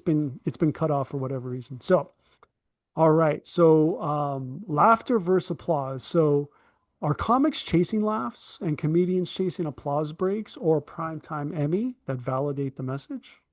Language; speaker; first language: English; native; English